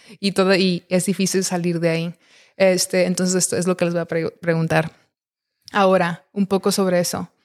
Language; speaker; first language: Spanish; early bilingual, heritage; Spanish